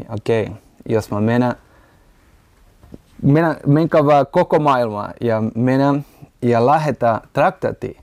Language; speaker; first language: Finnish; non-native, learner; Portuguese